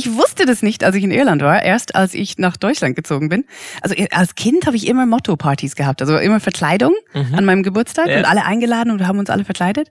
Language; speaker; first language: German; non-native, fluent; English